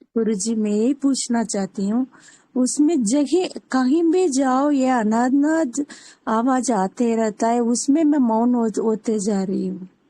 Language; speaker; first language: Hindi; non-native, local second language; Tamil